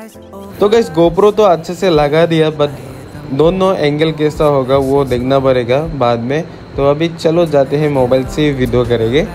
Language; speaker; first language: Hindi; non-native, local second language; Assamese